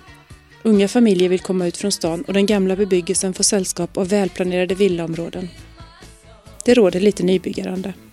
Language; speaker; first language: Swedish; native; Swedish